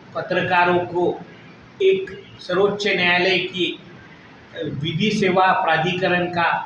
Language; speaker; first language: Hindi; non-native, local second language; Marathi